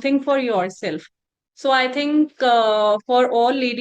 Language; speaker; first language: English; non-native, local second language; Hindi